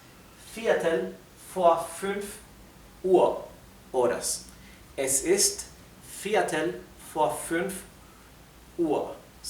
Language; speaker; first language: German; non-native, fluent; Spanish